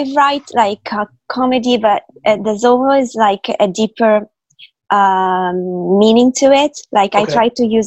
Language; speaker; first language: English; native; English